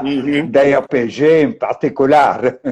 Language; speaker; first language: Portuguese; non-native, fluent; French